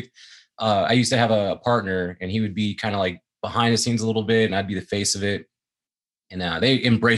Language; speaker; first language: English; native; English